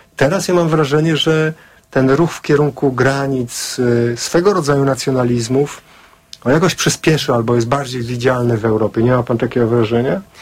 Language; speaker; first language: Polish; native; Polish